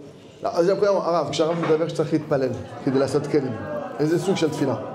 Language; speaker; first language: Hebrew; non-native, fluent; French